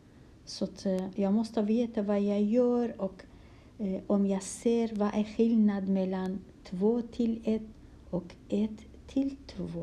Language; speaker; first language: Swedish; non-native, fluent; Kurdish